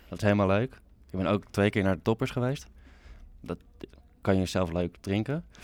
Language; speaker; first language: Dutch; native; Dutch